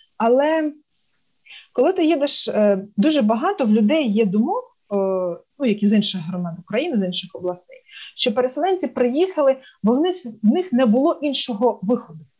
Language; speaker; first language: Ukrainian; non-native, local second language; Russian